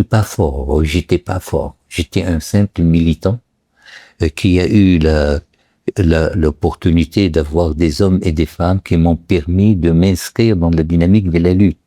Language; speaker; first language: French; non-native, local second language; Arabic